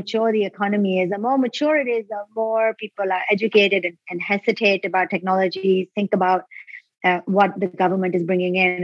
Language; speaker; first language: English; non-native, local second language; Urdu